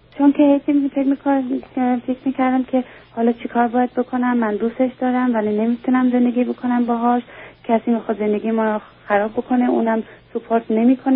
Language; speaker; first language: Persian; early bilingual, heritage; Persian